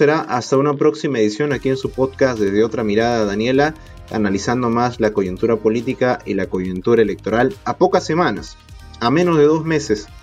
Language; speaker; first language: Spanish; native; Spanish